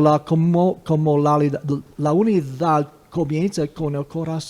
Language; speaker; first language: Spanish; non-native, fluent; English